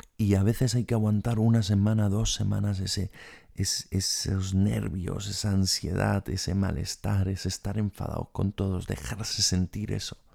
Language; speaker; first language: Spanish; non-native, fluent; German